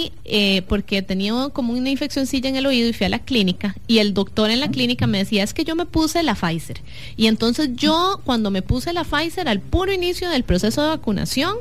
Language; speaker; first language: Spanish; native; Spanish